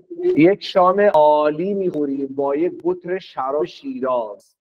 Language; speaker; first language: Persian; non-native, fluent; Urdu